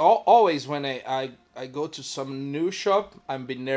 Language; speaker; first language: English; non-native, learner; Portuguese